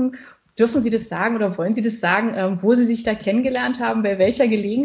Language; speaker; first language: German; native; German